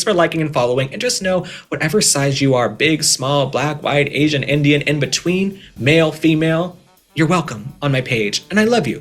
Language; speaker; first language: English; native; English